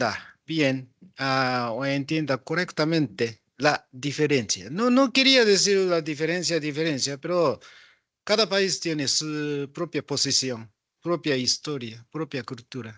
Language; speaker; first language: Spanish; non-native, fluent; Japanese